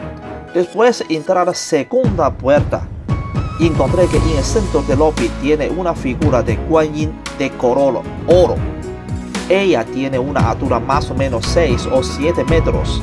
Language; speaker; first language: Spanish; non-native, learner; Chinese